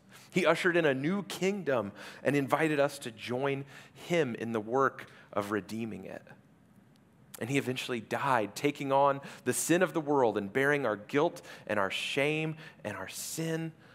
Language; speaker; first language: English; native; English